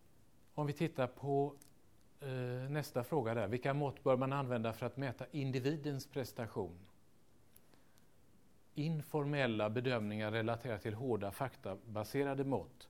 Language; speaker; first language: Swedish; native; Swedish